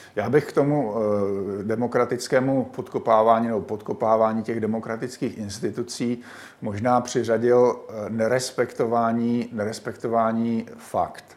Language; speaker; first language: Czech; native; Czech